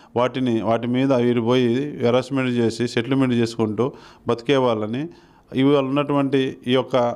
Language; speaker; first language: Telugu; native; Telugu